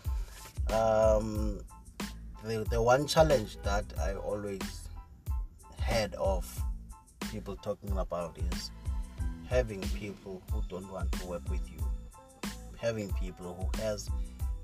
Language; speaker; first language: English; non-native, local second language; Xhosa